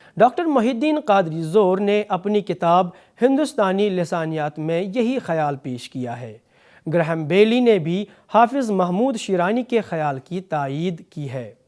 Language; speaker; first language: Urdu; native; Urdu